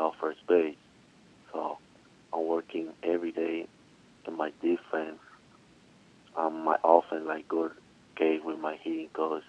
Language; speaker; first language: English; non-native, learner; Spanish